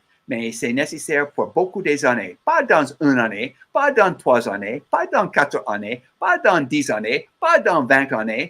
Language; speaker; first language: French; non-native, learner; English